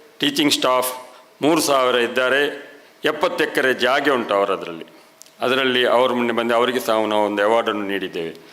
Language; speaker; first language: Kannada; non-native, local second language; Malayalam